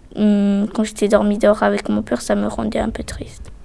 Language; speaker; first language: French; non-native, fluent; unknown